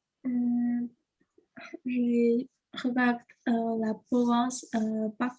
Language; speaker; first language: French; non-native, learner; Chinese